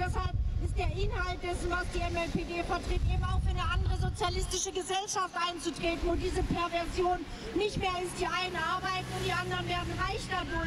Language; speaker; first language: German; native; German